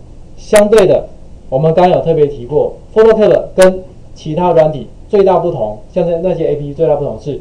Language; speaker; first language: Chinese; native; Chinese